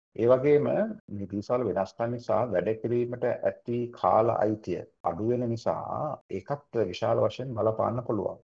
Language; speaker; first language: Sinhala; native; Sinhala